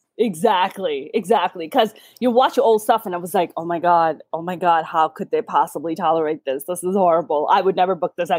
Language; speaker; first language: English; early bilingual, other home language; Urdu